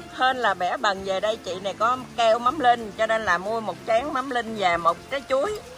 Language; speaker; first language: Vietnamese; early bilingual, heritage; Vietnamese